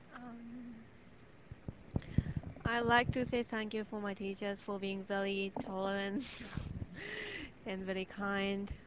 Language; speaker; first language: English; non-native, fluent; Japanese